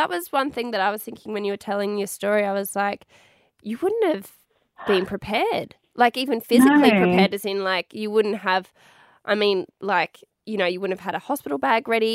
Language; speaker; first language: English; native; English